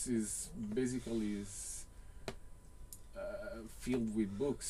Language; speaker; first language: English; non-native, fluent; Italian